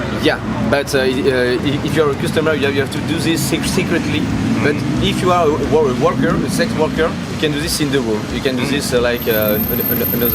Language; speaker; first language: English; non-native, learner; French